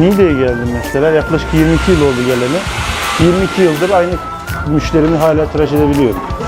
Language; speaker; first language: Turkish; native; Turkish